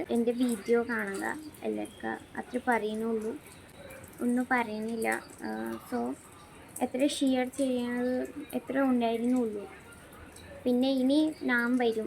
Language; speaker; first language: Malayalam; non-native, local second language; Bangla